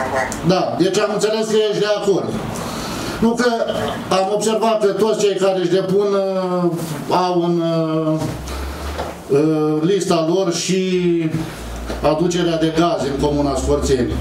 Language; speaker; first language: Romanian; native; Romanian